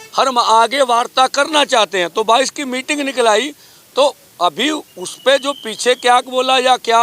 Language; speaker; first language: Hindi; non-native, local second language; Punjabi